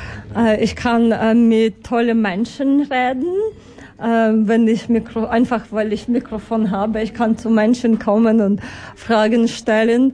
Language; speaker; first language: German; non-native, learner; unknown